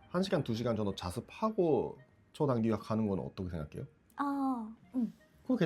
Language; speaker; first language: Korean; non-native, fluent; Japanese